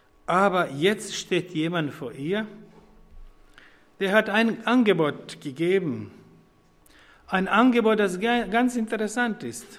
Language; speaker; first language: German; non-native, fluent; Croatian